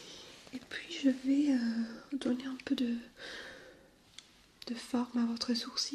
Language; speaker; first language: French; non-native, fluent; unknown